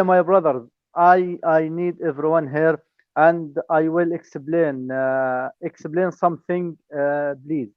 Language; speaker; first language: English; non-native, learner; Arabic